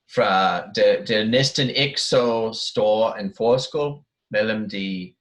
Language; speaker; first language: Danish; non-native, fluent; English